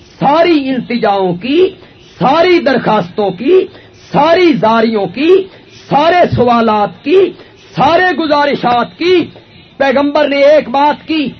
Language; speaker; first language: Urdu; non-native, local second language; Punjabi